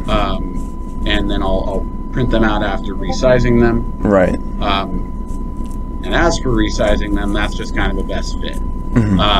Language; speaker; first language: English; native; English